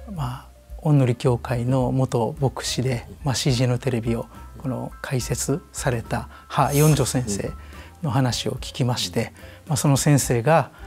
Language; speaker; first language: Japanese; native; Japanese